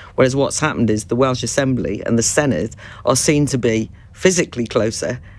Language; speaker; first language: English; native; English